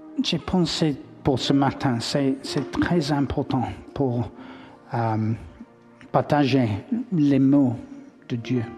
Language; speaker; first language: French; non-native, learner; English